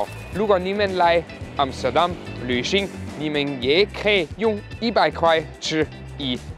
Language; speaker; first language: Chinese; non-native, learner; German